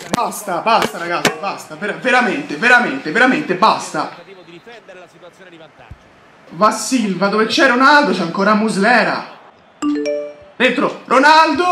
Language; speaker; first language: Italian; native; Italian